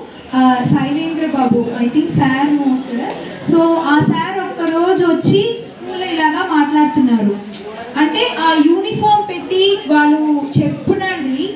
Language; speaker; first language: Telugu; non-native, local second language; Tamil